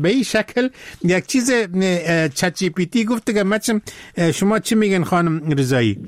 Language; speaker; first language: Persian; native; Persian